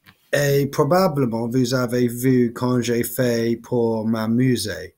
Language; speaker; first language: French; non-native, learner; English